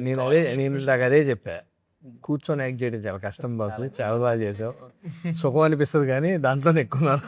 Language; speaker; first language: Telugu; native; Telugu